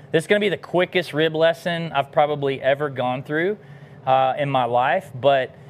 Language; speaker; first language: English; native; English